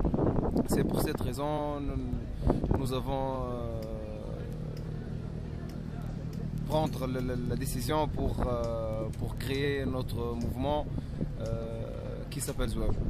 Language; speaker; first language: French; non-native, local second language; Arabic